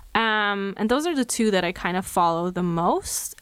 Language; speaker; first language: English; non-native, fluent; Slovenian